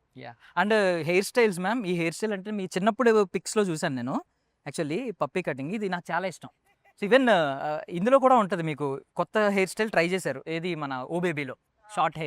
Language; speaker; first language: Telugu; native; Telugu